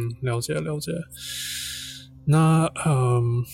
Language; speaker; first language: Chinese; non-native, fluent; English